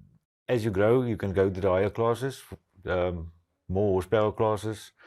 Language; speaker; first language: English; non-native, local second language; Afrikaans